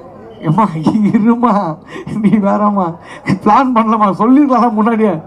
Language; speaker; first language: Tamil; native; Tamil